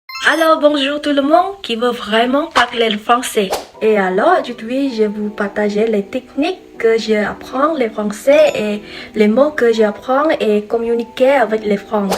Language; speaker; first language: French; non-native, learner; Khmer